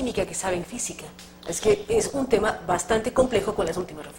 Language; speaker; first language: Spanish; native; Spanish